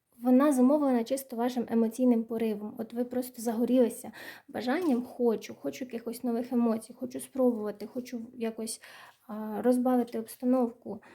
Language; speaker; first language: Ukrainian; non-native, local second language; Russian